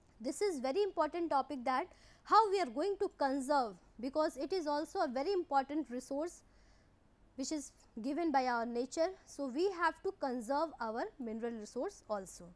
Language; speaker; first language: English; non-native, local second language; Hindi